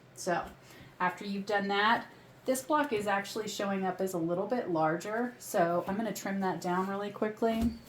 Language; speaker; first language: English; native; English